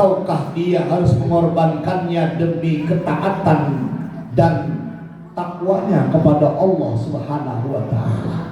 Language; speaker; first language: Indonesian; native; Indonesian